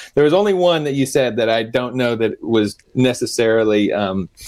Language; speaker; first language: English; native; English